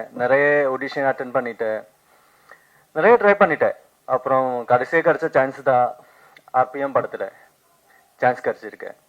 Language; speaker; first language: Tamil; non-native, learner; Malayalam